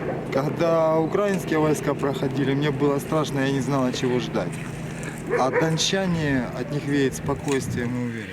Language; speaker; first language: Russian; native; Russian